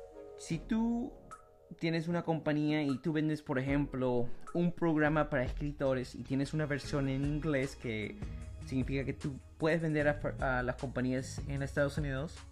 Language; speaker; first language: Spanish; early bilingual, heritage; Spanish